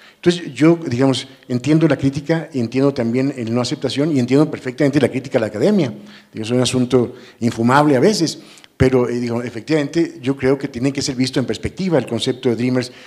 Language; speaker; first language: Spanish; native; Spanish